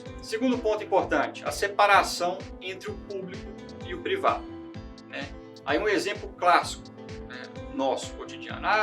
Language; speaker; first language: Portuguese; native; Portuguese